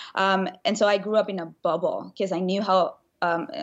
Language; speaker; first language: English; non-native, fluent; Spanish